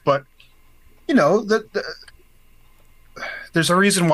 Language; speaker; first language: English; native; English